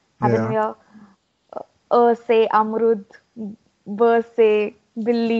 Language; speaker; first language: German; non-native, learner; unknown